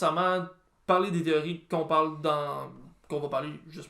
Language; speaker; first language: French; native; French